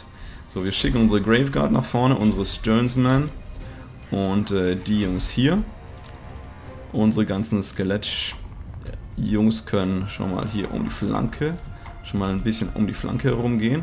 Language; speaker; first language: German; native; German